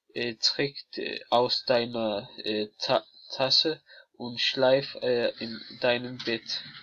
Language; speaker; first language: German; non-native, learner; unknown